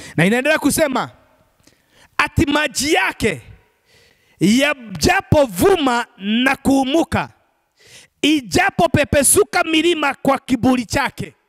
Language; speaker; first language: Swahili; non-native, local second language; Kikuyu